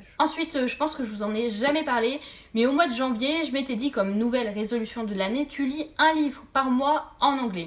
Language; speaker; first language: French; native; French